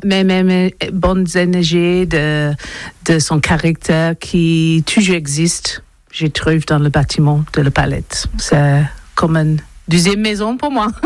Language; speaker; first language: French; non-native, learner; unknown